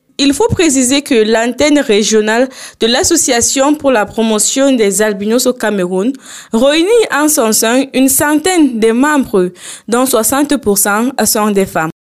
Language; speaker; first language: French; non-native, local second language; Fula